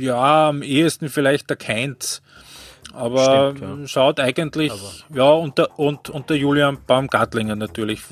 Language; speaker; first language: German; native; German